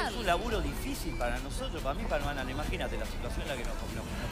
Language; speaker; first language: Spanish; native; Spanish